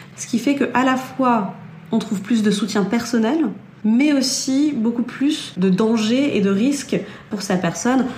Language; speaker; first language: French; native; French